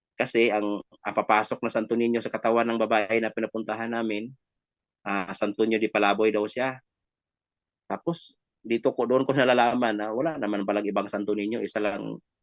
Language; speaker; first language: Filipino; non-native, local second language; Hiligaynon